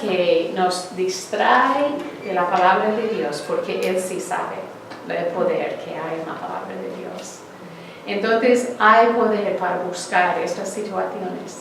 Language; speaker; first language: Spanish; non-native, fluent; English